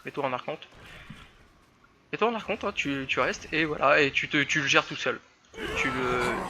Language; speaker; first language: French; native; French